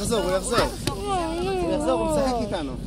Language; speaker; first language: Hebrew; native; Hebrew